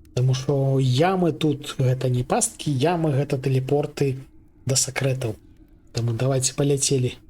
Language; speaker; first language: Belarusian; native; Belarusian